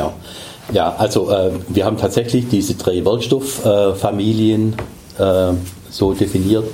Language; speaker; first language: German; native; German